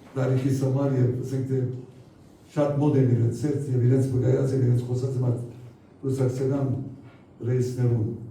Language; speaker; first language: Armenian; native; Armenian